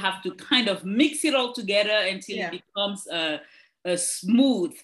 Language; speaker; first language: English; non-native, local second language; French